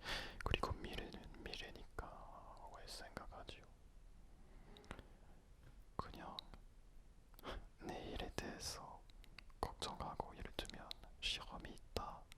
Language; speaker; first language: Korean; non-native, fluent; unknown